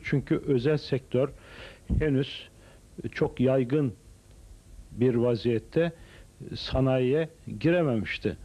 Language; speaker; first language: Turkish; native; Turkish